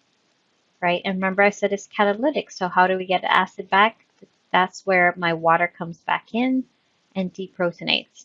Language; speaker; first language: English; native; English